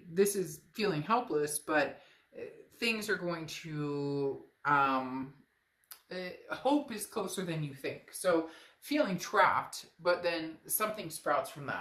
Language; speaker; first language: English; native; English